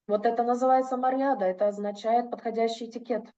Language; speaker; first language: Russian; native; Russian